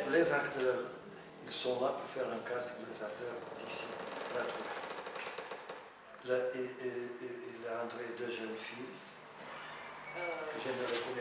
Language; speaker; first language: French; non-native, fluent; Portuguese